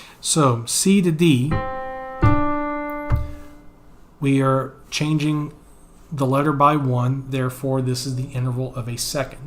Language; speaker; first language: English; native; English